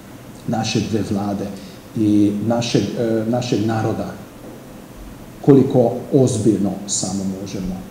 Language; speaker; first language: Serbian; non-native, fluent; Hungarian